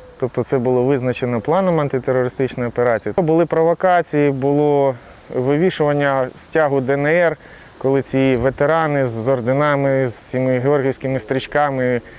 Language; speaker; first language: Ukrainian; non-native, local second language; Russian